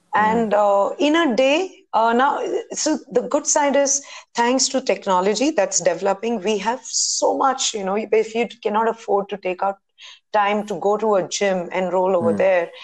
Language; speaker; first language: English; non-native, local second language; Hindi